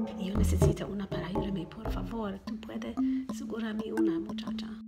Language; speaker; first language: Spanish; non-native, learner; English